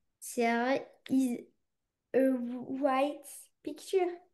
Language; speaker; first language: English; non-native, learner; French